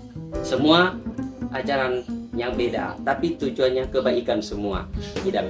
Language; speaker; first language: Indonesian; non-native, learner; Thai